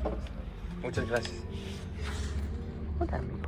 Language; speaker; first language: Spanish; non-native, learner; English